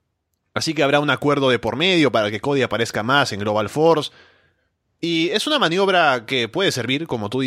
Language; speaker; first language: Spanish; native; Spanish